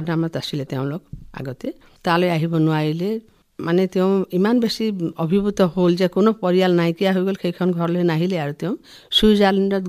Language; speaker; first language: Assamese; non-native, local second language; Nepali